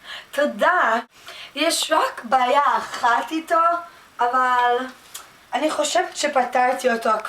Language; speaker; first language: Hebrew; non-native, learner; English